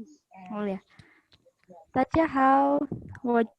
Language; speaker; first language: Chinese; non-native, learner; Indonesian